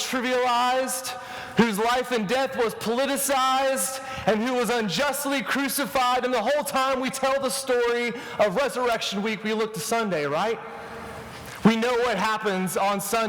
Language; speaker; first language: English; native; English